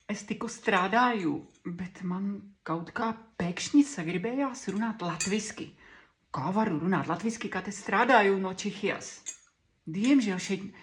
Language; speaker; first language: Latvian; non-native, fluent; Czech